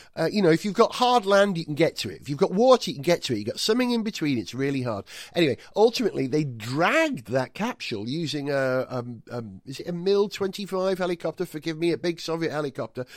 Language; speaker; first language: English; non-native, local second language; Welsh